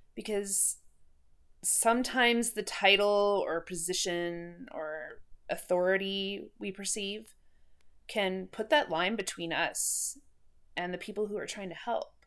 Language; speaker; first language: English; native; English